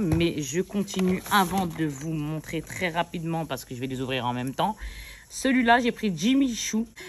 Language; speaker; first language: French; native; French